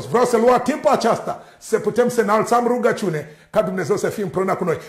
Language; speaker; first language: Romanian; non-native, learner; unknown